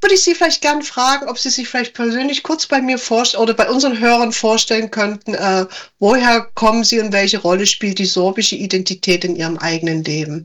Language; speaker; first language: German; native; German